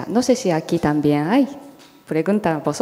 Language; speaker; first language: Spanish; non-native, fluent; Japanese